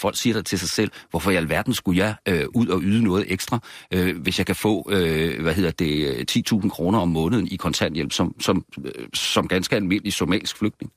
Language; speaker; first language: Danish; native; Danish